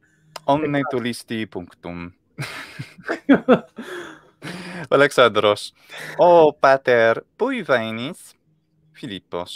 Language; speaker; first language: Greek; non-native, fluent; English